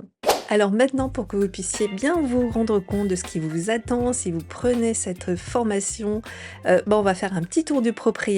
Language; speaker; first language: French; native; French